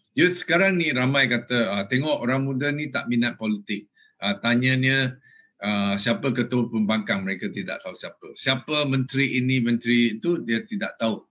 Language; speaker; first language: Malay; non-native, local second language; Chinese